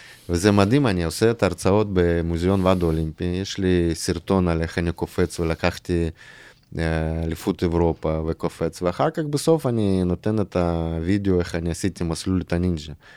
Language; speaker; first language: Hebrew; non-native, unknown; Russian